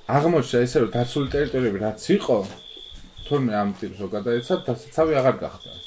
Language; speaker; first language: Georgian; native; Georgian